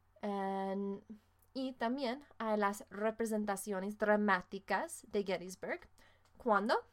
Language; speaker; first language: Spanish; non-native, fluent; English